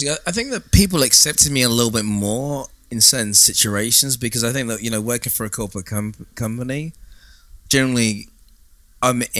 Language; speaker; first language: English; native; English